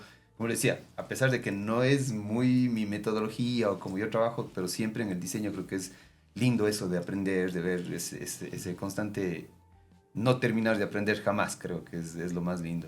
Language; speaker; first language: Spanish; native; Spanish